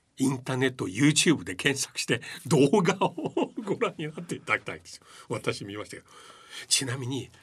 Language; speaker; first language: Japanese; non-native, fluent; Chinese